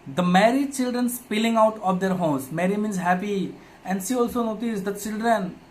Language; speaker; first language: English; non-native, local second language; Assamese